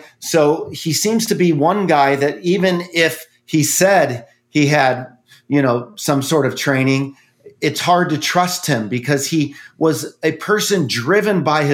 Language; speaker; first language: English; native; English